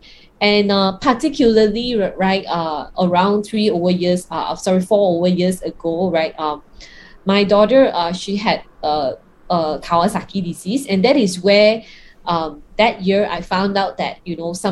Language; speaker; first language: English; non-native, local second language; Cantonese